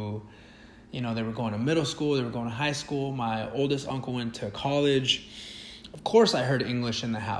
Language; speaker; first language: English; early bilingual, other home language; Spanish